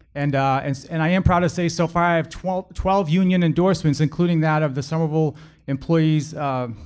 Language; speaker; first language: English; native; English